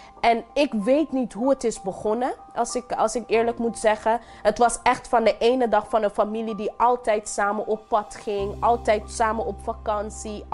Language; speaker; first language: Dutch; non-native, local second language; English